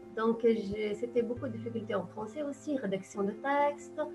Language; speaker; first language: French; non-native, local second language; Arabic